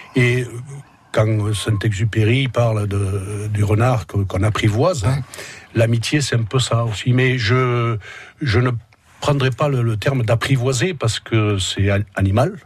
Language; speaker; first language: French; native; French